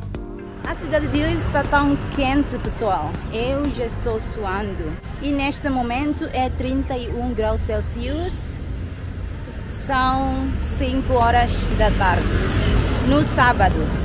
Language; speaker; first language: Portuguese; non-native, local second language; Tetum